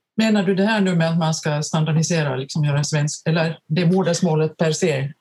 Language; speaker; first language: Swedish; native; Swedish